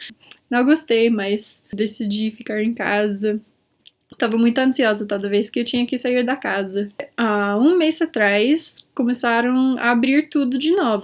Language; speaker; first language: Portuguese; early bilingual, heritage; Portuguese